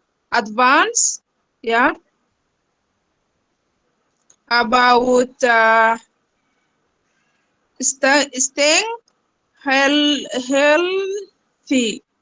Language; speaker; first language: English; non-native, learner; Arabic